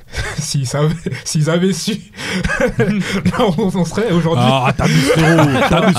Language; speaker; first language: French; native; French